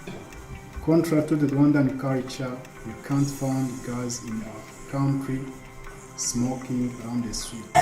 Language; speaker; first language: English; non-native, learner; Kinyarwanda